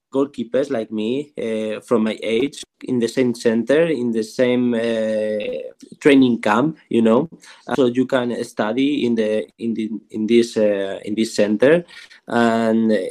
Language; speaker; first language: English; non-native, learner; Spanish